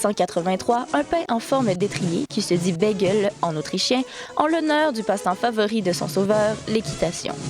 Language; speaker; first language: French; native; French